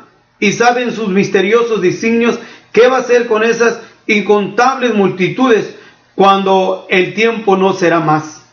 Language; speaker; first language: Spanish; native; Spanish